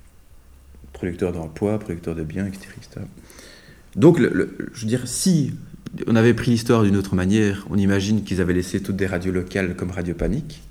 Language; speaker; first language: French; native; French